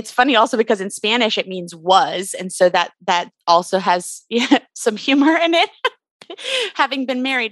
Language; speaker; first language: English; native; English